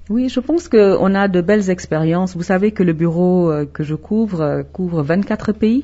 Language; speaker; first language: French; non-native, local second language; Wolof